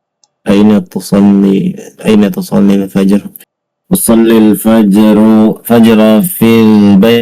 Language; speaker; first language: Arabic; non-native, learner; Indonesian